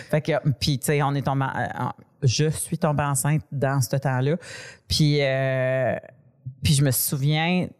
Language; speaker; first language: French; native; French